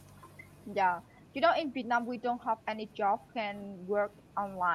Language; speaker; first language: English; non-native, learner; Vietnamese